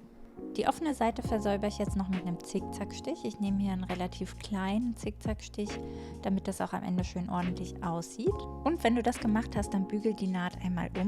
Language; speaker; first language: German; native; German